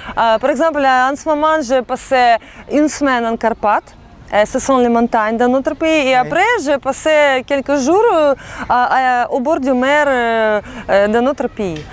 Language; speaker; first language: French; non-native, fluent; Russian